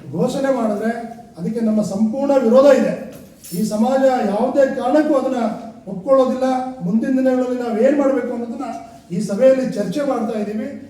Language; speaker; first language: Kannada; non-native, local second language; Lambadi